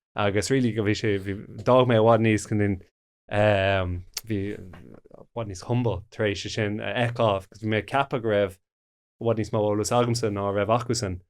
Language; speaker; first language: Irish; non-native, local second language; English